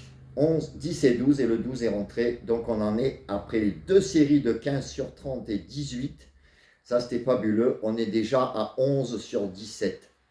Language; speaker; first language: French; native; French